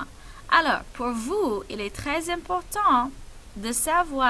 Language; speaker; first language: French; non-native, fluent; English